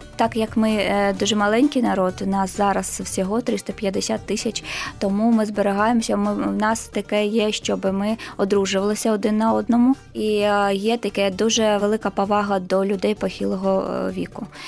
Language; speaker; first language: Ukrainian; non-native, local second language; Crimean Tatar